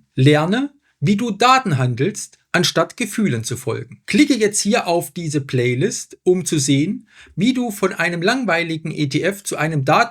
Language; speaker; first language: German; native; German